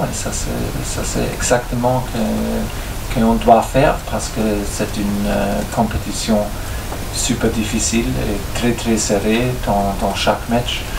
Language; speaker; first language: French; non-native, fluent; German